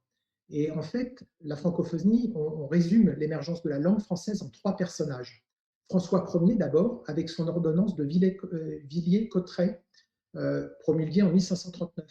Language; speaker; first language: French; native; French